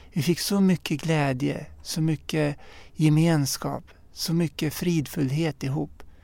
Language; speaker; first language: Swedish; early bilingual, other home language; Arabic